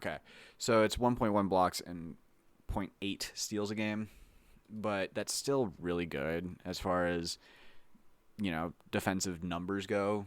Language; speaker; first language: English; native; English